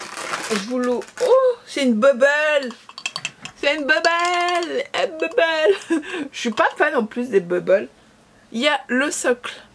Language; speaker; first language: French; native; French